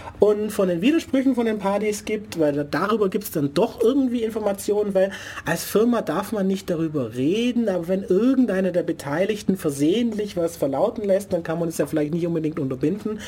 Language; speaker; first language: German; native; German